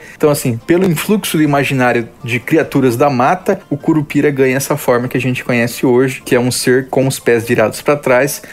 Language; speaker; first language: Portuguese; native; Portuguese